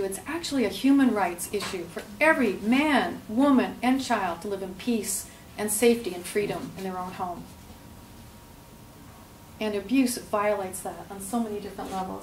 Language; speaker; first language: English; native; English